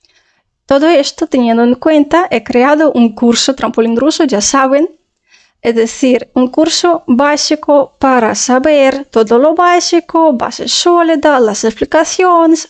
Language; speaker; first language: Spanish; non-native, fluent; Russian